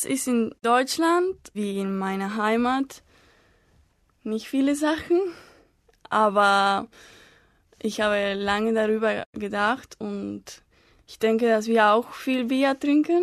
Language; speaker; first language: German; non-native, learner; Spanish